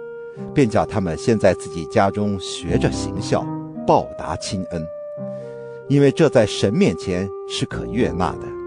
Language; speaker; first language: Chinese; native; Chinese